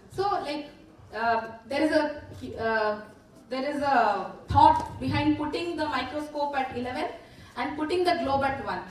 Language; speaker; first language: English; non-native, local second language; Telugu